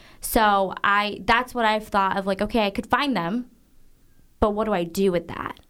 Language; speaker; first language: English; native; English